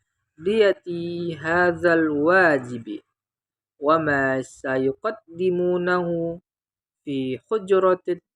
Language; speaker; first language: Arabic; non-native, learner; Indonesian